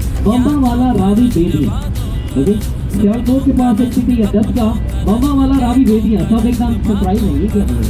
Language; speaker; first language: Hindi; native; Hindi